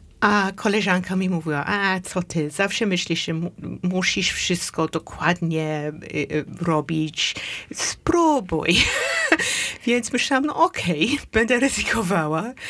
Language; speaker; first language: Polish; non-native, fluent; English